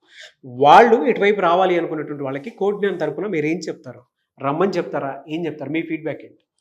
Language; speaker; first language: Telugu; native; Telugu